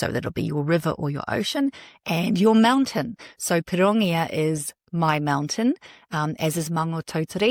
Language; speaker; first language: English; native; English